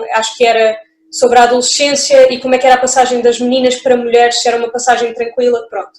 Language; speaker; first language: Portuguese; native; Portuguese